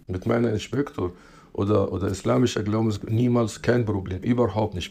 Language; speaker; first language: German; non-native, fluent; Arabic